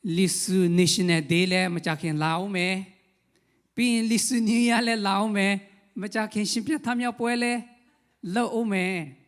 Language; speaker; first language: Burmese; non-native, local second language; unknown